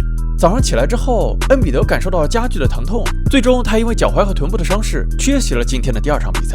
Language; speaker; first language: Chinese; native; Chinese